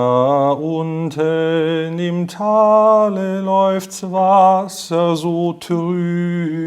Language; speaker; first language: German; native; German